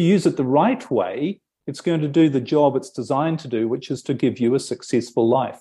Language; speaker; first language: English; native; English